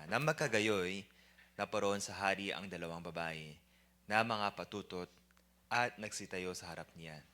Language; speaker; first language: Filipino; non-native, fluent; Korean